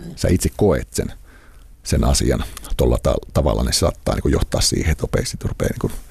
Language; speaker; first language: Finnish; native; Finnish